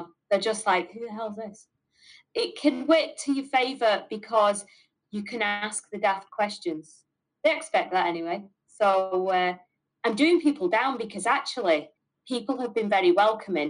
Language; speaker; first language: English; native; English